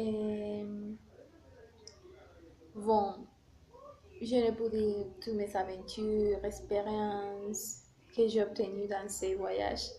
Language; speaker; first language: French; non-native, learner; Spanish